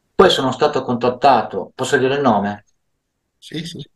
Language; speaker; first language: Italian; native; Italian